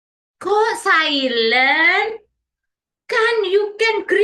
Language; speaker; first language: English; non-native, fluent; Indonesian